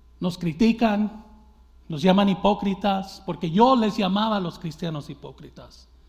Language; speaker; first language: Spanish; early bilingual, heritage; Spanish